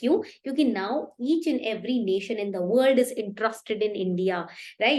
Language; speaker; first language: Hindi; native; Hindi